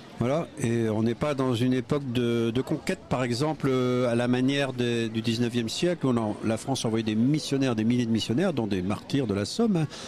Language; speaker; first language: French; native; French